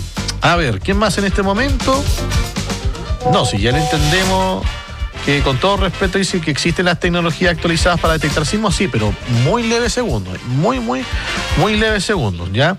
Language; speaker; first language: Spanish; native; Spanish